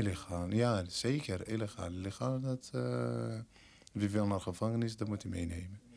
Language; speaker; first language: Dutch; non-native, learner; Berber languages